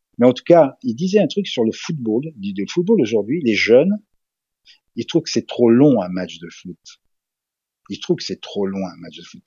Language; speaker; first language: French; early bilingual, other home language; Serbian